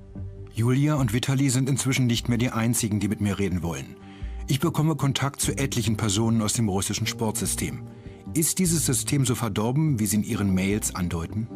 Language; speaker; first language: German; native; German